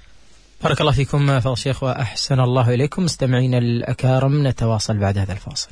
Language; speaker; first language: Arabic; native; Arabic